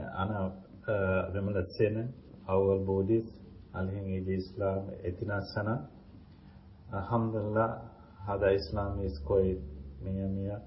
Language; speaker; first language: Arabic; non-native, learner; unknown